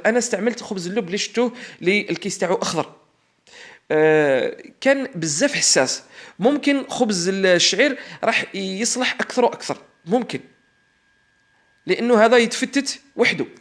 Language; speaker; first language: Arabic; native; Arabic